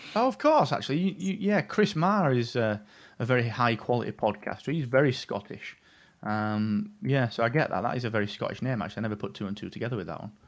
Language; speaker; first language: English; native; English